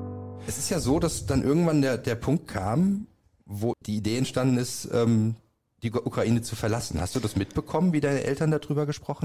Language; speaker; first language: German; native; German